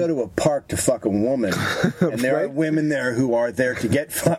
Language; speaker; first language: English; native; English